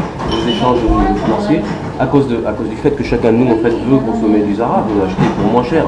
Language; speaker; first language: French; native; French